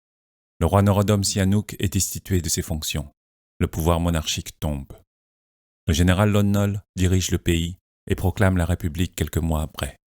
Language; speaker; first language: French; native; French